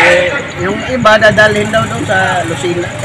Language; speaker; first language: Filipino; native; Filipino